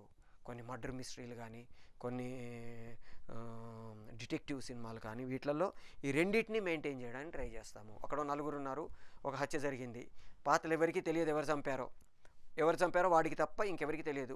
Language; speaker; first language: Telugu; native; Telugu